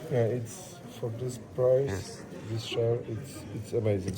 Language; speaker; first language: English; non-native, learner; Polish